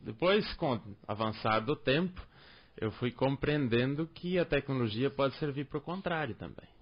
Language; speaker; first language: Portuguese; non-native, local second language; German